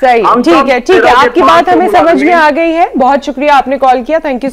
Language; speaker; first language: Urdu; native; Urdu